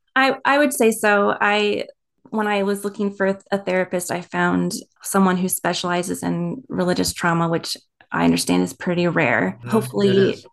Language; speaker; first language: English; native; English